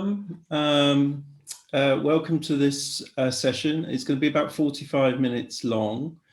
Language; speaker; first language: English; native; English